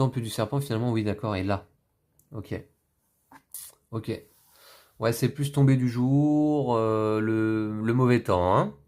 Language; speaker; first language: French; native; French